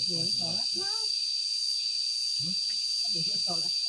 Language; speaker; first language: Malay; non-native, local second language; Sundanese